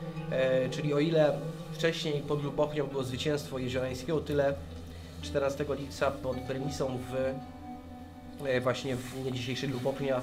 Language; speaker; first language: Polish; native; Polish